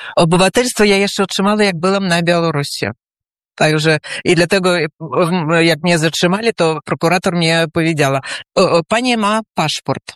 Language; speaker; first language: Polish; early bilingual, heritage; Polish